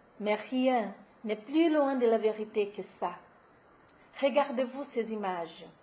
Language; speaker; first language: French; non-native, fluent; Portuguese